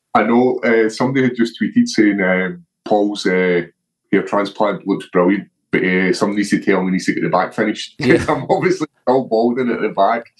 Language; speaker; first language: English; native; English